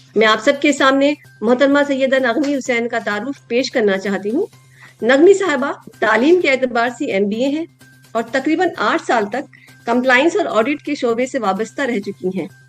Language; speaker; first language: Urdu; native; Urdu